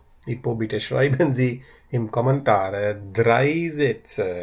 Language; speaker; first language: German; non-native, learner; Tamil